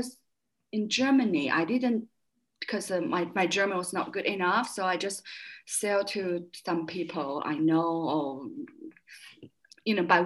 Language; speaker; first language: English; non-native, fluent; Chinese